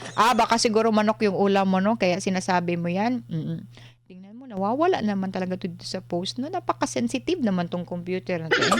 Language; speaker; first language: Filipino; non-native, local second language; Cebuano